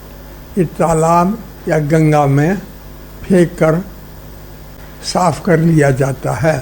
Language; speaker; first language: Hindi; native; Hindi